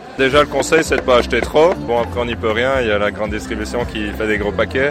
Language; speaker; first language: French; native; French